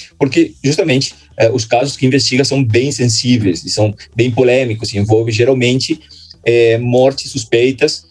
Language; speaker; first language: Portuguese; non-native, fluent; Spanish